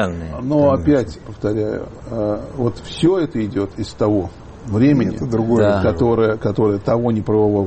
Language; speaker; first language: Russian; native; Russian